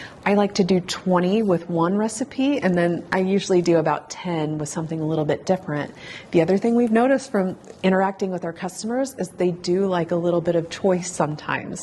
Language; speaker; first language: English; native; English